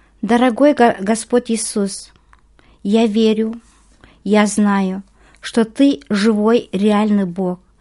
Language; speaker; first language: Russian; non-native, local second language; Kazakh